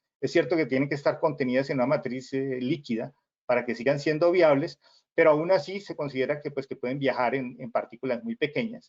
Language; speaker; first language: Spanish; native; Spanish